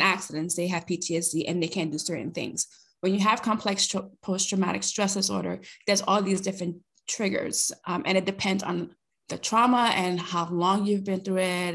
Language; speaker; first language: English; early bilingual, other home language; Spanish